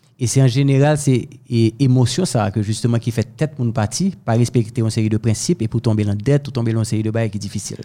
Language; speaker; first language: French; non-native, local second language; Haitian Creole